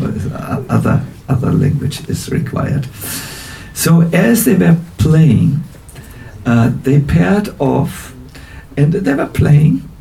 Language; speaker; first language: English; non-native, fluent; German